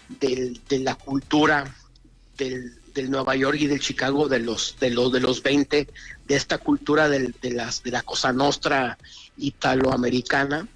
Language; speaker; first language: Spanish; native; Spanish